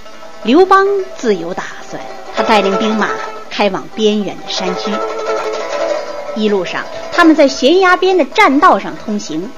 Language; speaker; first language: Chinese; native; Chinese